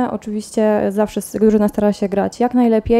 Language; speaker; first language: Polish; native; Polish